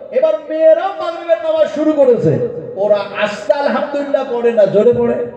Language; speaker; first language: Bangla; non-native, local second language; Urdu